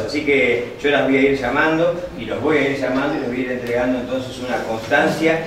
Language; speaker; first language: Spanish; native; Spanish